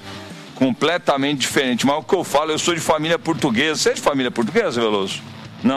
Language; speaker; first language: Portuguese; native; Portuguese